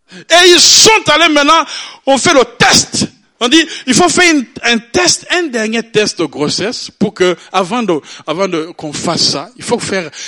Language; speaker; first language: French; non-native, local second language; Rundi